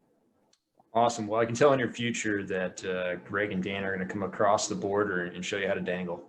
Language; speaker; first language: English; native; English